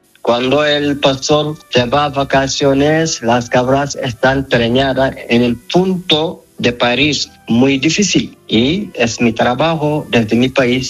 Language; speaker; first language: Spanish; non-native, learner; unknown